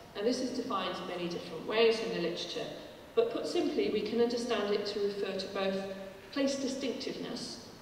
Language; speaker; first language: English; native; English